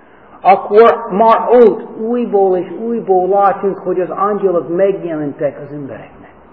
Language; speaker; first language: Hungarian; non-native, fluent; English